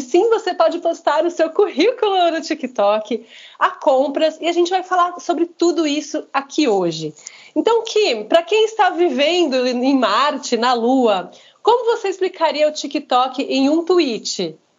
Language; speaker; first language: Portuguese; native; Portuguese